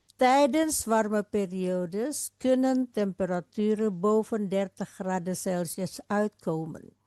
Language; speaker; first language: Dutch; non-native, fluent; Indonesian